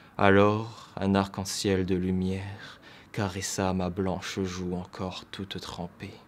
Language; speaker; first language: French; native; French